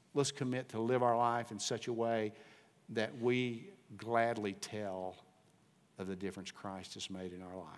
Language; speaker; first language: English; native; English